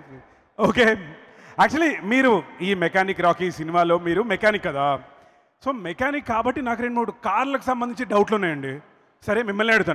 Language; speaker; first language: Telugu; native; Telugu